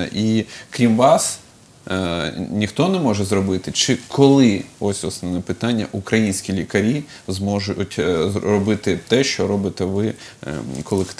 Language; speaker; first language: Ukrainian; non-native, local second language; Russian